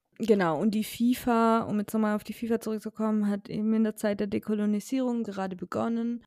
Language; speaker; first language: German; native; German